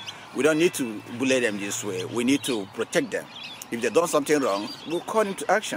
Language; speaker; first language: English; non-native, local second language; Igbo